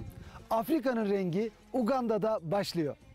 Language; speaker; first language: Turkish; native; Turkish